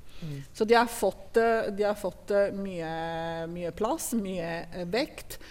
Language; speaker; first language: Norwegian; non-native, fluent; Italian